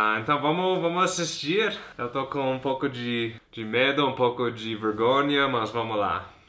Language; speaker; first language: Portuguese; non-native, fluent; English